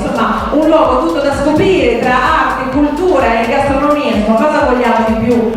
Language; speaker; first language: Italian; native; Italian